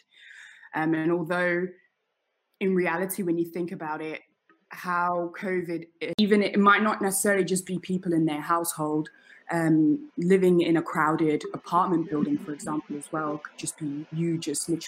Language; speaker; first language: English; native; English